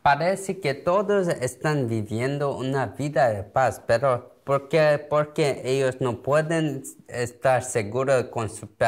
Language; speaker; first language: Spanish; non-native, learner; Korean